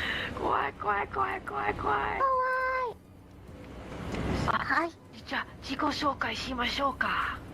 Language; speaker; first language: Japanese; non-native, learner; English